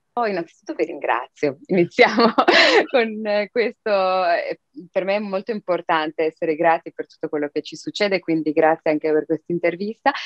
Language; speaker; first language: Italian; early bilingual, other home language; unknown